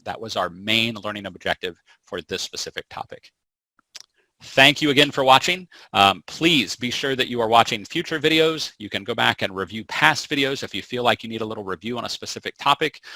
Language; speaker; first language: English; native; English